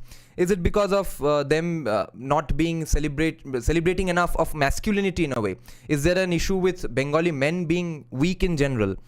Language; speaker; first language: English; non-native, local second language; Bangla